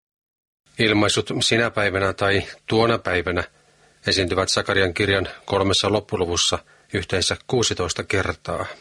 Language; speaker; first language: Finnish; native; Finnish